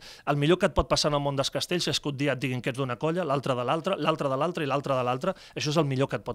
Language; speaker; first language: Catalan; native; Catalan